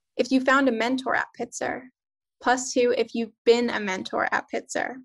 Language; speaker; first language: English; native; English